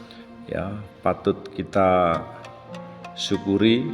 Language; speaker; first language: Indonesian; native; Indonesian